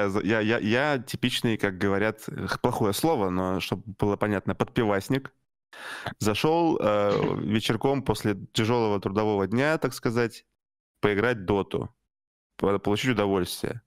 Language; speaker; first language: Russian; native; Russian